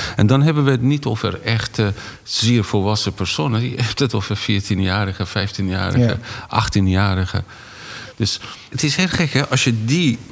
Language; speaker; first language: Dutch; non-native, fluent; Persian